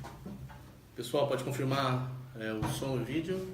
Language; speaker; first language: Portuguese; native; Portuguese